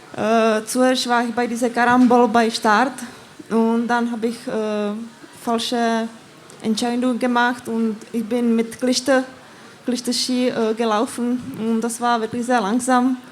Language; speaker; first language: German; non-native, fluent; Czech